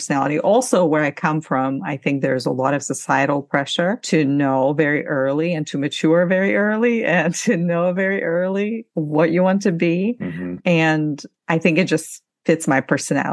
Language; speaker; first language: English; non-native, fluent; Ukrainian